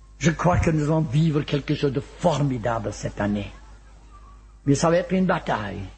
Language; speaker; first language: French; non-native, fluent; Welsh